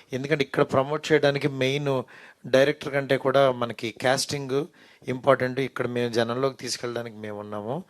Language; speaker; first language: Telugu; native; Telugu